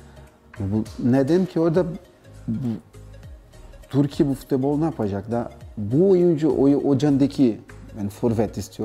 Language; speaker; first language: Turkish; non-native, learner; Portuguese